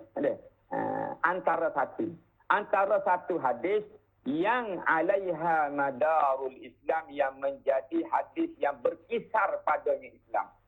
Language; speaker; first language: Malay; native; Malay